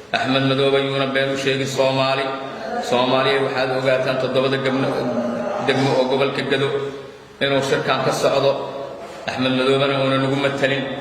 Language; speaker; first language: Somali; native; Somali